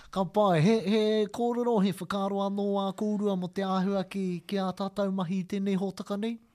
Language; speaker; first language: Māori; non-native, local second language; English